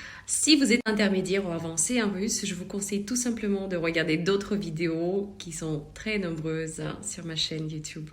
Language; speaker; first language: French; non-native, fluent; Russian